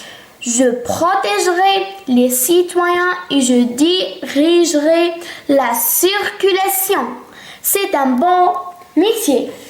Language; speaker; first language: French; non-native, local second language; Arabic